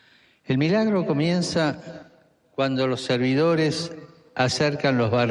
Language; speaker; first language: Spanish; native; Spanish